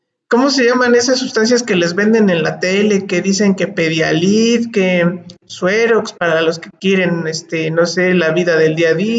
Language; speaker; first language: Spanish; native; Spanish